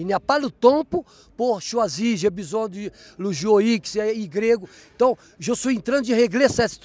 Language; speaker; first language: French; non-native, fluent; Portuguese